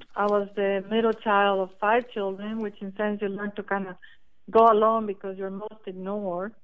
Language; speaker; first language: English; non-native, fluent; Spanish